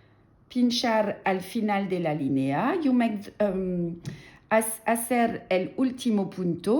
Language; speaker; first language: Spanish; non-native, learner; French